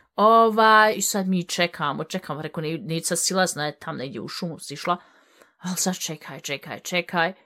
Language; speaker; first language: Bosnian; early bilingual, heritage; Bosnian